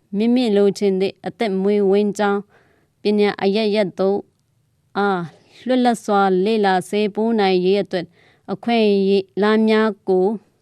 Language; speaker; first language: Burmese; non-native, local second language; Tedim Chin